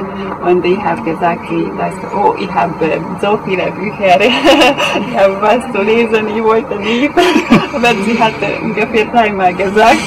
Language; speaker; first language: German; non-native, learner; Hungarian